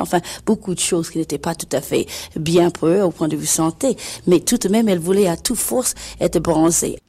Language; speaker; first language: French; non-native, fluent; English